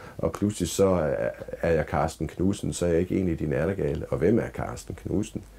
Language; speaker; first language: Danish; native; Danish